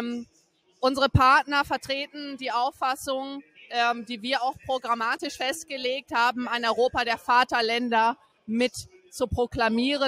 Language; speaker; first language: German; native; German